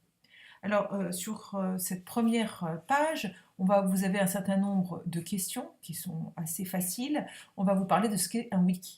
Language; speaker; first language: French; native; French